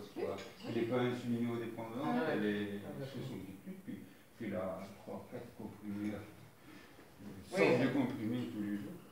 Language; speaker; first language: French; native; French